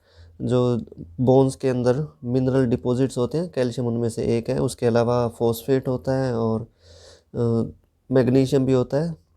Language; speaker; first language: Hindi; native; Hindi